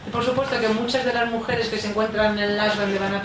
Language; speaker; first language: Spanish; native; Spanish